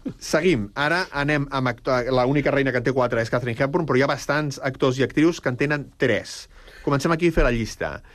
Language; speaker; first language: Catalan; native; Catalan